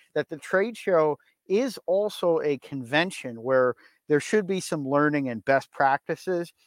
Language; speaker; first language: English; native; English